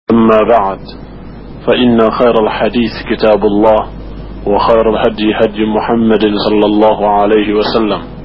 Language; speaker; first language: Arabic; non-native, fluent; Indonesian